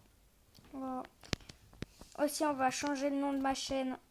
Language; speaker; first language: French; native; French